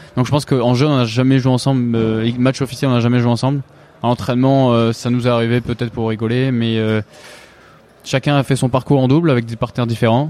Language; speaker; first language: French; early bilingual, other home language; Bulgarian